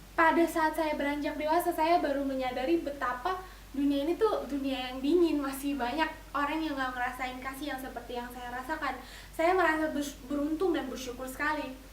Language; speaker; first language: Indonesian; native; Indonesian